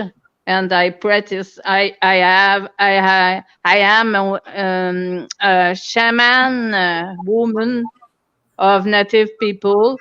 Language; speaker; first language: English; non-native, local second language; French